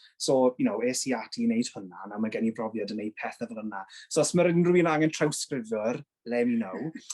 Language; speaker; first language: Welsh; non-native, local second language; English